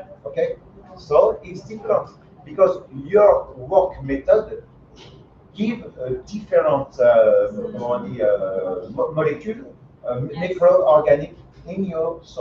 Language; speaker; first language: English; non-native, learner; French